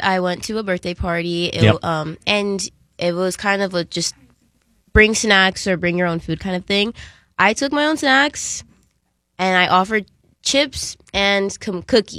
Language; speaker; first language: English; native; English